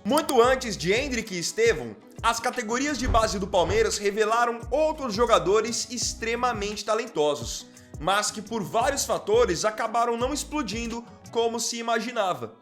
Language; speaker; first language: Portuguese; native; Portuguese